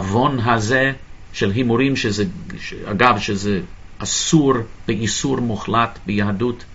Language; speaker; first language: Hebrew; non-native, fluent; English